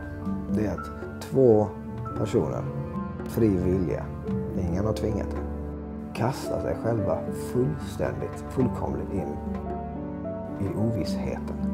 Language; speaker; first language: Swedish; native; Swedish